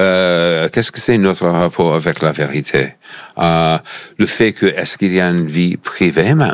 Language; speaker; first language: French; non-native, fluent; English